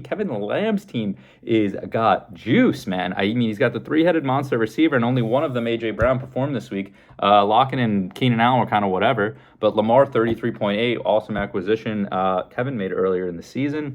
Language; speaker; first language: English; native; English